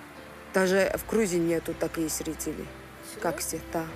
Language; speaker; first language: Russian; non-native, fluent; Georgian